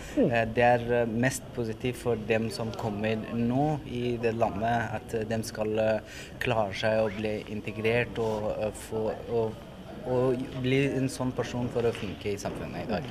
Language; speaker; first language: Norwegian; non-native, fluent; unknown